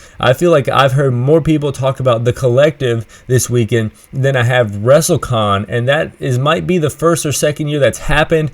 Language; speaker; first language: English; native; English